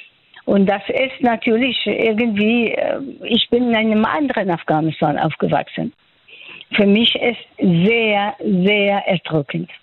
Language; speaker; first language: German; non-native, fluent; Persian